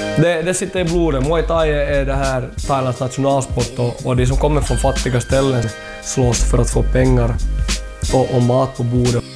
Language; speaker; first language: Swedish; early bilingual, other home language; Thai